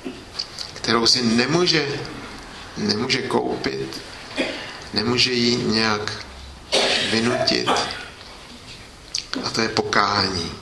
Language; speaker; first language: Czech; native; Czech